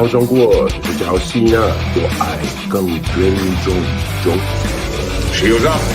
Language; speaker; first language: Chinese; non-native, learner; English